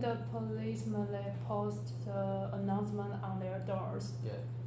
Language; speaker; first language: English; non-native, learner; Chinese